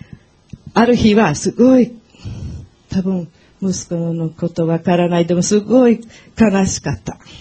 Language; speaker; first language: Japanese; non-native, learner; Portuguese